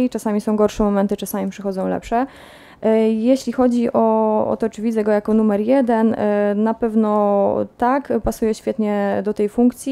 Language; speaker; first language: Polish; native; Polish